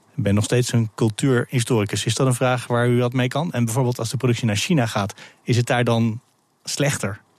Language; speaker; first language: Dutch; native; Dutch